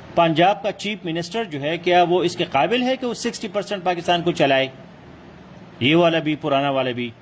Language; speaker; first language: Urdu; non-native, local second language; Pashto